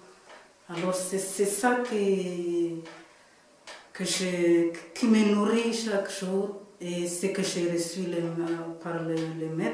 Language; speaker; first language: French; non-native, local second language; Malagasy